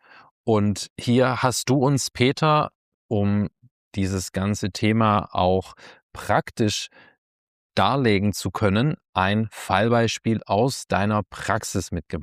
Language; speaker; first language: German; native; German